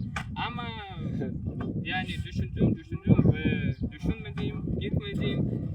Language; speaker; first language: Turkish; non-native, learner; Armenian